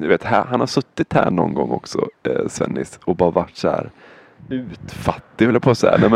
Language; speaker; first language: Swedish; native; Swedish